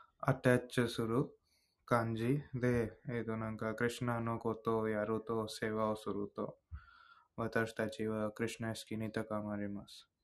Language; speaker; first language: Japanese; non-native, fluent; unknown